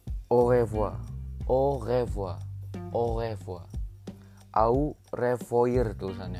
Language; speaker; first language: French; non-native, learner; Indonesian